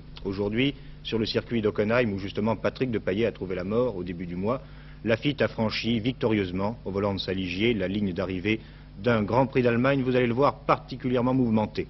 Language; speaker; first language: French; native; French